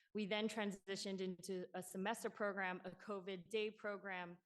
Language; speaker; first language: English; non-native, local second language; Cantonese